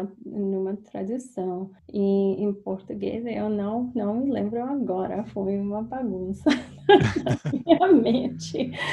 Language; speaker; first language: Portuguese; non-native, fluent; English